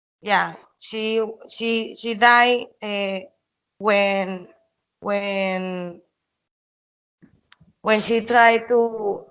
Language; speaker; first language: English; non-native, learner; Spanish